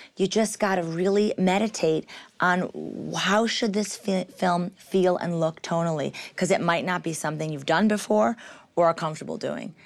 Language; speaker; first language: English; native; English